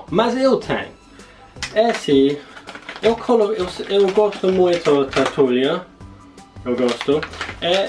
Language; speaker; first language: Portuguese; non-native, learner; English